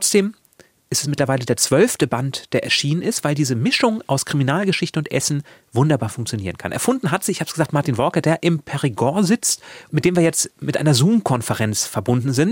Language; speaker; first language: German; native; German